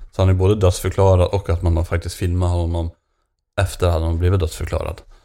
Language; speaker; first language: Swedish; native; Swedish